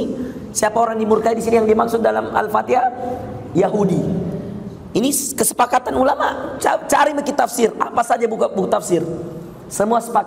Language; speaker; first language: Indonesian; native; Indonesian